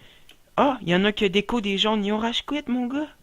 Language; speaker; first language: French; native; French